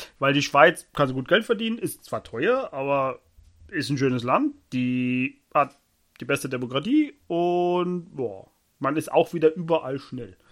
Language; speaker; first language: German; native; German